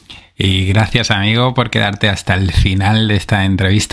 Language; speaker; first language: Spanish; native; Spanish